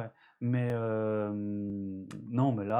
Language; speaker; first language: French; native; French